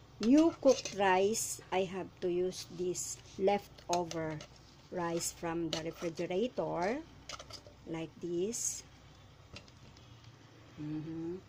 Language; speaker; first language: English; non-native, local second language; Filipino